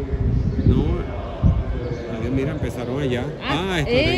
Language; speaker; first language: Spanish; native; Spanish